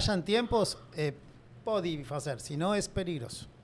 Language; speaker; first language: Portuguese; non-native, learner; Spanish